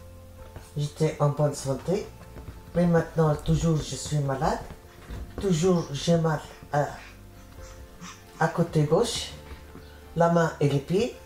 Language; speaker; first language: French; non-native, learner; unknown